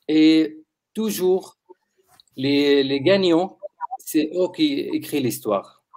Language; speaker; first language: French; non-native, learner; Arabic